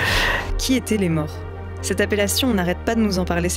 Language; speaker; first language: French; native; French